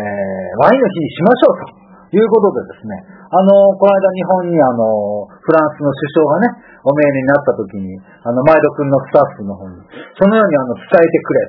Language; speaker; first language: Japanese; native; Japanese